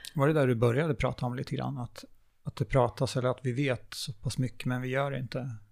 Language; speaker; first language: Swedish; native; Swedish